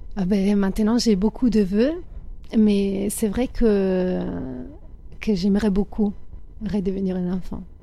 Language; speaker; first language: French; non-native, fluent; Italian